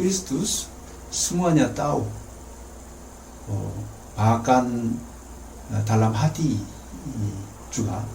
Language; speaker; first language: Indonesian; non-native, fluent; Korean